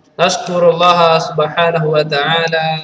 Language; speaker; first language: Arabic; non-native, fluent; Indonesian